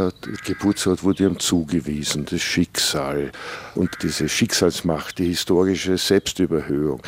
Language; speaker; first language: German; native; German